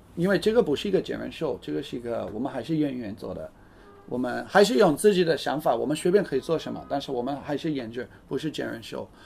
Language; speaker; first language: Chinese; non-native, fluent; English